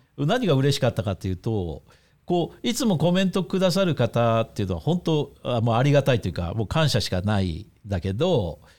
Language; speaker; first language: Japanese; native; Japanese